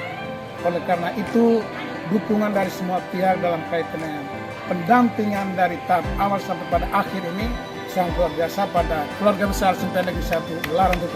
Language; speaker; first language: Indonesian; native; Indonesian